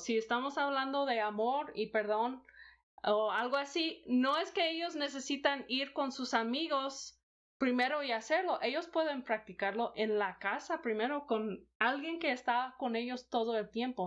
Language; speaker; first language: Spanish; non-native, fluent; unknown